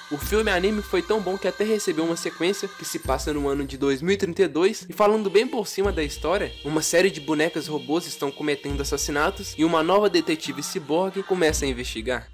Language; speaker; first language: Portuguese; native; Portuguese